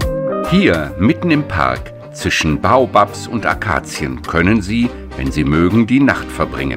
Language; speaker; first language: German; native; German